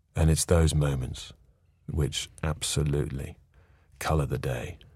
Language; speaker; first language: English; native; English